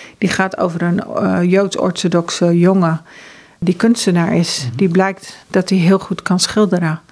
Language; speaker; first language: Dutch; early bilingual, heritage; Dutch